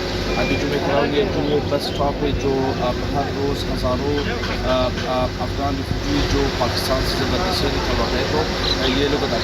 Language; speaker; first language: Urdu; non-native, fluent; Pashto